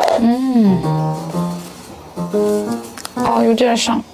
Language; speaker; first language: Chinese; non-native, learner; Korean